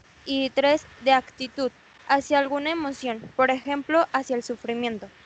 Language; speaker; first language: Spanish; native; Spanish